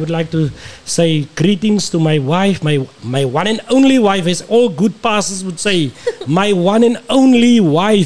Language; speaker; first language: English; non-native, local second language; Afrikaans